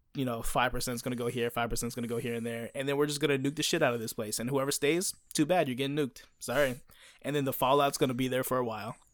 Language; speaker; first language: English; native; English